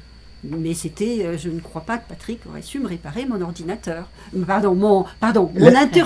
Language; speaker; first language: French; native; French